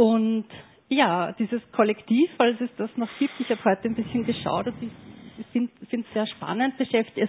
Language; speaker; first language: German; native; German